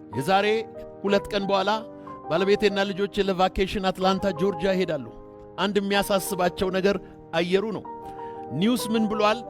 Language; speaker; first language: Amharic; non-native, local second language; Oromo